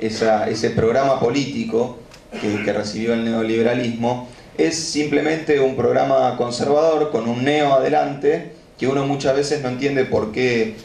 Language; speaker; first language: Spanish; native; Spanish